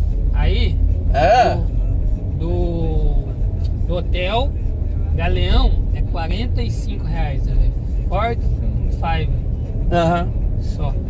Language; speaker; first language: Portuguese; native; Portuguese